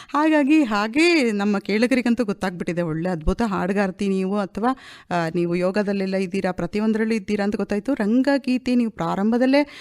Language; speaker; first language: Kannada; native; Kannada